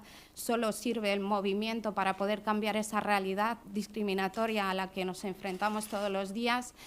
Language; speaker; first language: Spanish; native; Spanish